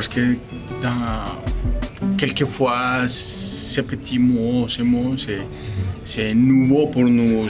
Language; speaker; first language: French; non-native, learner; Spanish